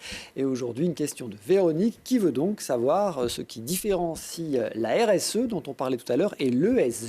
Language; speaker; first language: French; native; French